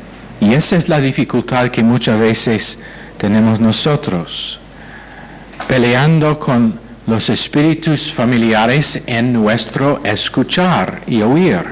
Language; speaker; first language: Spanish; non-native, fluent; English